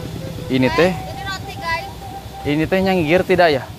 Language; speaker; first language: Indonesian; non-native, local second language; Sundanese